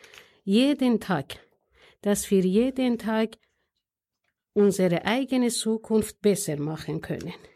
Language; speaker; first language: German; non-native, learner; Persian